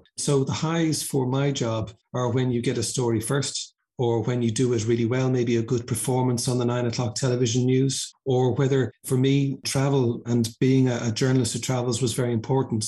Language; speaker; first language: English; native; English